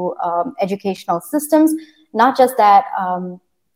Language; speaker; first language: English; early bilingual, other home language; Kannada